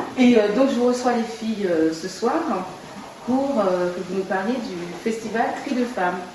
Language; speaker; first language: French; native; French